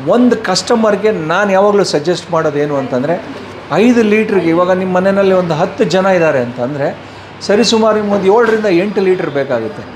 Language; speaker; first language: Kannada; native; Kannada